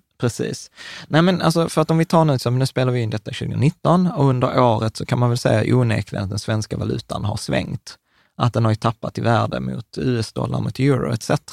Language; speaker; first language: Swedish; early bilingual, other home language; Czech